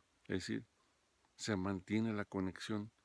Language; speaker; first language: Spanish; native; Spanish